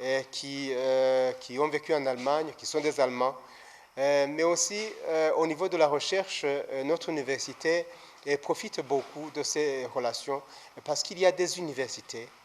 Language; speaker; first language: French; non-native, local second language; Rundi